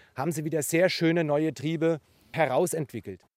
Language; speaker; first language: German; native; German